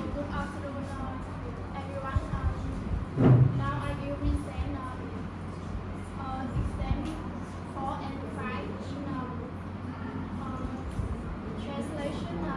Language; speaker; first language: English; non-native, learner; Vietnamese